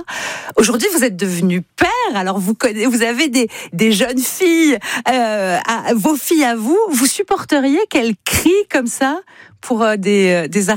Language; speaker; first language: French; native; French